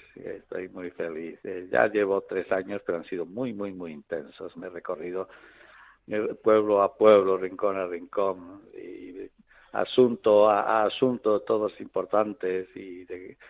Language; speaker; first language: Spanish; native; Spanish